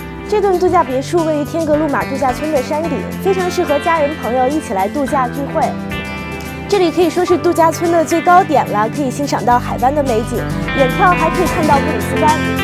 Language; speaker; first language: Chinese; native; Chinese